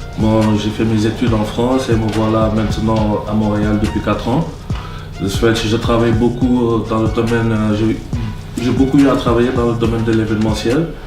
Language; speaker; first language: French; non-native, local second language; Wolof